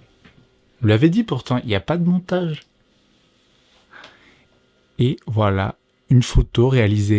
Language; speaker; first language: French; native; French